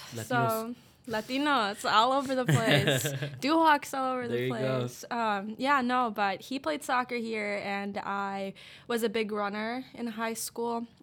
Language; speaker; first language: English; native; English